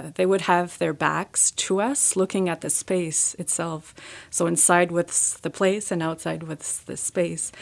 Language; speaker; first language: English; native; English